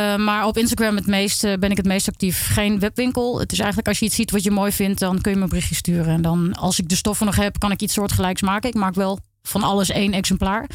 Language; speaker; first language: Dutch; native; Dutch